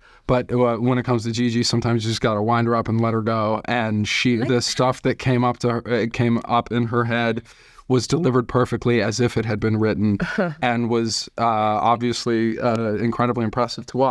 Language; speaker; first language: English; native; English